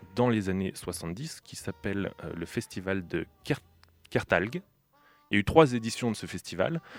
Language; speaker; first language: French; native; French